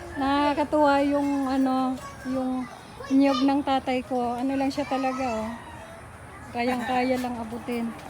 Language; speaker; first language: Filipino; non-native, local second language; Cebuano